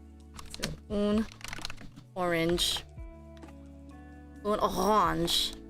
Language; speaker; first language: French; non-native, learner; English